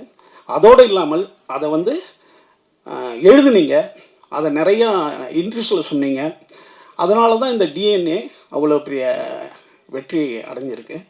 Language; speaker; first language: Tamil; native; Tamil